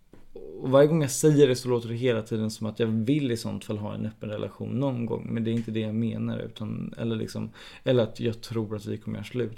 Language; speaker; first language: Swedish; native; Swedish